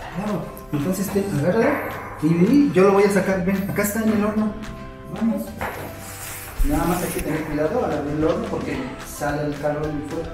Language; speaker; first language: Spanish; native; Spanish